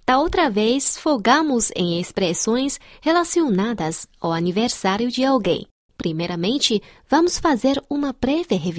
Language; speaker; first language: Portuguese; non-native, fluent; Chinese